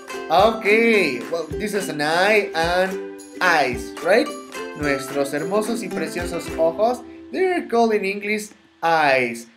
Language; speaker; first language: English; non-native, fluent; Spanish